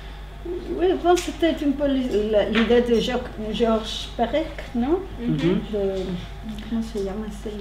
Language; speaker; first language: French; non-native, learner; Spanish